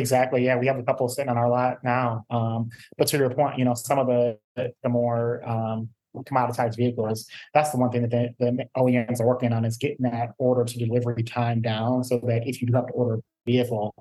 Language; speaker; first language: English; native; English